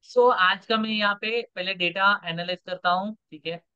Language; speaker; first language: Hindi; non-native, local second language; Marathi